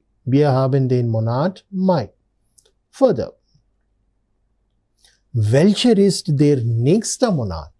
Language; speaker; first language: German; non-native, fluent; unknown